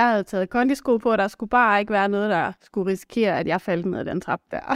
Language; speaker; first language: Danish; native; Danish